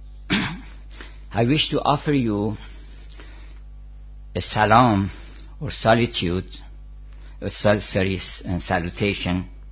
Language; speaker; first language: English; non-native, fluent; Persian